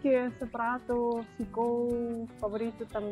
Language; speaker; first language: Portuguese; non-native, learner; Russian